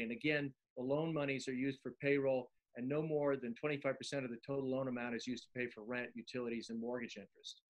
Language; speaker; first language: English; native; English